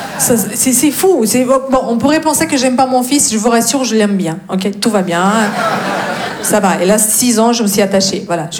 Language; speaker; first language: French; non-native, fluent; Russian